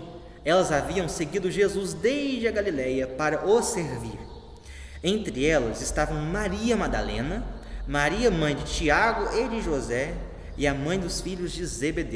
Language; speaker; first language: Portuguese; native; Portuguese